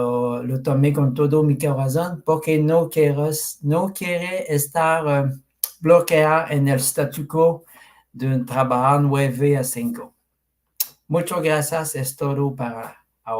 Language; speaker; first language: Spanish; non-native, fluent; French